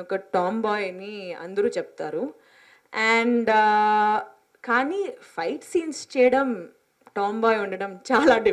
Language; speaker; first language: Telugu; non-native, fluent; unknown